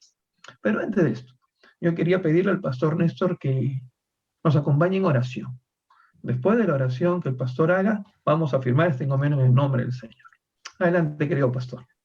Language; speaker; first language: Spanish; native; Spanish